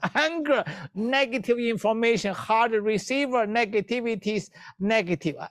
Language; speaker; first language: English; non-native, learner; Chinese